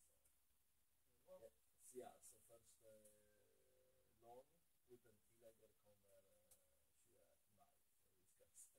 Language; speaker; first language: Norwegian; non-native, learner; Polish